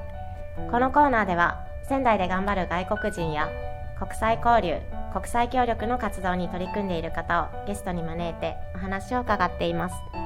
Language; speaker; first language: Japanese; native; Japanese